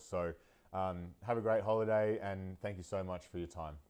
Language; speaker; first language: English; native; English